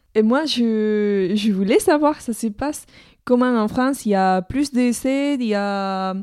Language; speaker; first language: French; non-native, fluent; Spanish